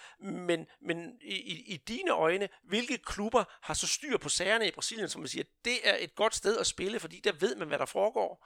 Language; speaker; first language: Danish; non-native, fluent; Portuguese